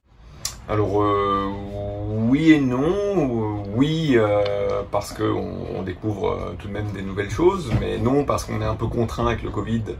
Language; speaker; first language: French; native; French